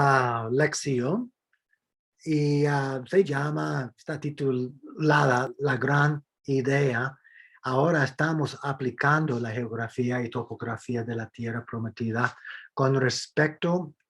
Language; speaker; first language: Spanish; non-native, fluent; English